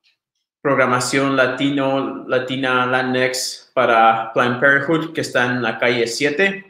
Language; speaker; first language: Spanish; early bilingual, other home language; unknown